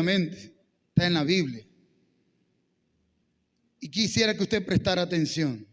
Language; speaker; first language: Spanish; native; Spanish